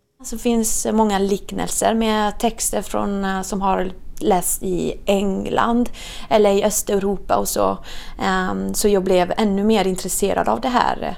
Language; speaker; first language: Swedish; non-native, fluent; Italian